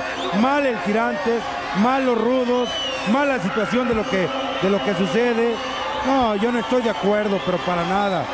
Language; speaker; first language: Spanish; native; Spanish